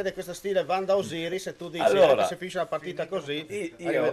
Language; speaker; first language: Italian; native; Italian